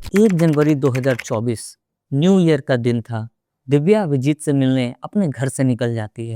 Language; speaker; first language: Hindi; native; Hindi